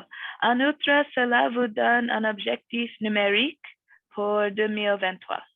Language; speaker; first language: French; non-native, fluent; English